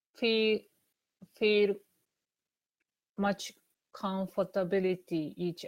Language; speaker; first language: English; non-native, learner; Japanese